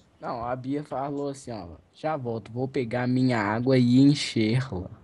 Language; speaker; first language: Portuguese; native; Portuguese